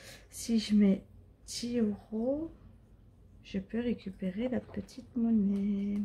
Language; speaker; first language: French; native; French